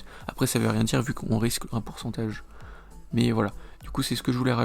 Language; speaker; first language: French; native; French